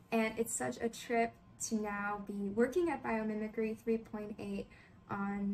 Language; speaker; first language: English; native; English